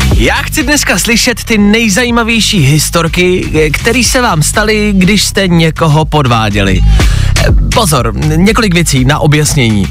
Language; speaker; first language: Czech; native; Czech